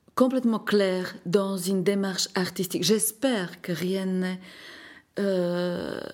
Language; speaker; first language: French; non-native, fluent; Slovak